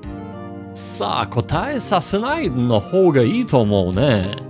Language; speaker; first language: Japanese; non-native, learner; English